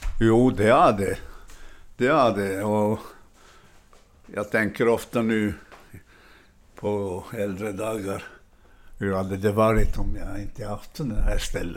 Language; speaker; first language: Swedish; non-native, fluent; Italian